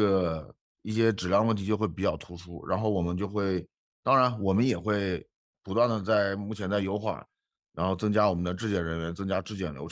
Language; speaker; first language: Chinese; native; Chinese